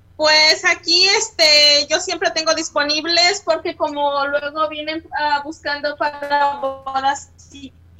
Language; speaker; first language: Spanish; native; Spanish